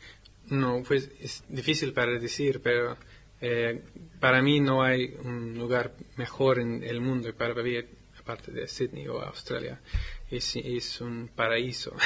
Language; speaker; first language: Spanish; non-native, learner; English